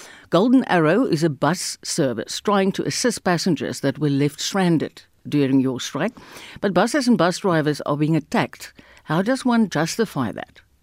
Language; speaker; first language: English; non-native, local second language; Afrikaans